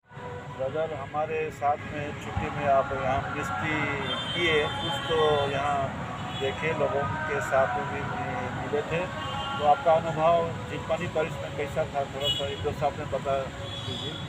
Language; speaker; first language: Hindi; non-native, local second language; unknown